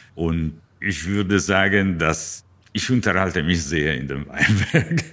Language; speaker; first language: German; non-native, learner; Italian